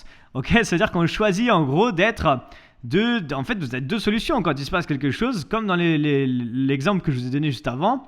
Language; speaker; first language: French; native; French